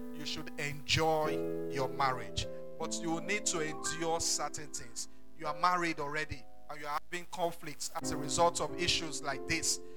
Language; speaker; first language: English; non-native, local second language; Yoruba